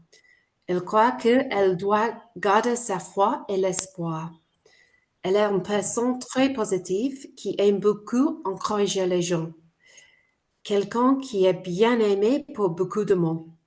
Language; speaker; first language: French; non-native, fluent; English